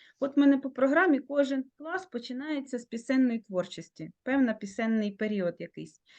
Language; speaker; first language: Ukrainian; native; Ukrainian